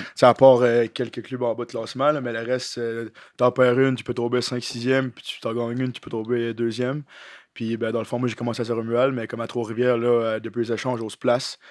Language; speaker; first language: French; native; French